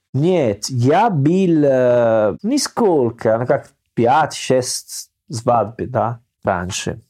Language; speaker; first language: Russian; non-native, learner; Italian